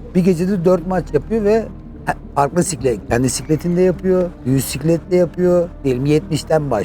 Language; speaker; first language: Turkish; native; Turkish